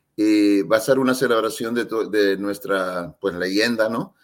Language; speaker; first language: Spanish; early bilingual, heritage; Spanish